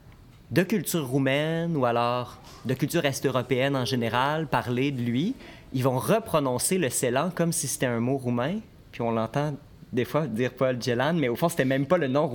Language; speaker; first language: French; native; French